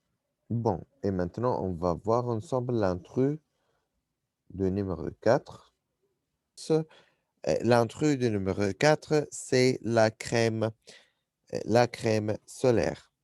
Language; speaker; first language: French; non-native, fluent; Arabic